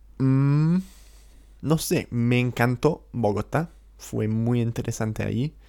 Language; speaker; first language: Spanish; non-native, fluent; English